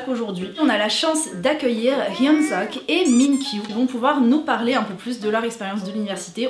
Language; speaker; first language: French; native; French